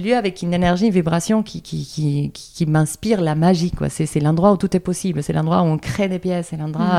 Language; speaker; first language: French; non-native, fluent; Spanish